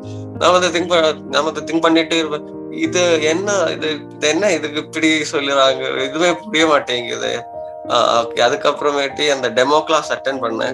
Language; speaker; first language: Tamil; non-native, learner; Malayalam